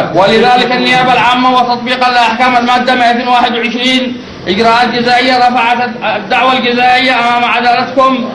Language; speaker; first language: Arabic; native; Arabic